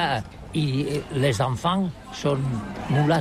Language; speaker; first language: French; non-native, learner; Catalan